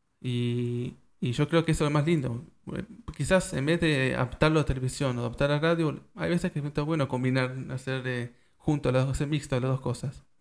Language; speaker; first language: Spanish; early bilingual, heritage; Spanish